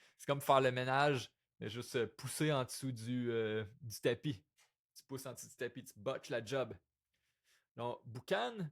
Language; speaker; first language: French; native; French